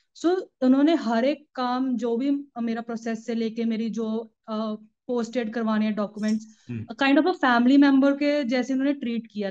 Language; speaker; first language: Hindi; native; Hindi